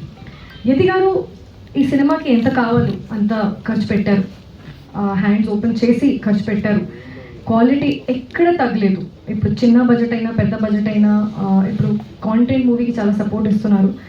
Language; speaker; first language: Telugu; non-native, local second language; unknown